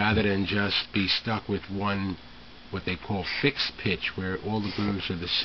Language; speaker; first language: English; native; English